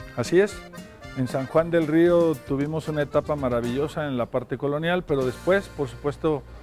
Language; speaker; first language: Spanish; native; Spanish